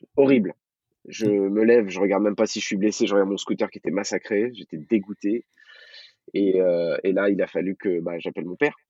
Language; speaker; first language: French; early bilingual, other home language; Arabic